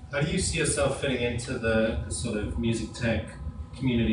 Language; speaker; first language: English; native; English